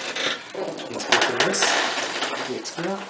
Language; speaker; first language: Spanish; non-native, learner; English